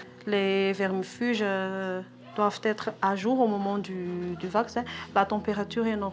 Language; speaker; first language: French; non-native, local second language; Malagasy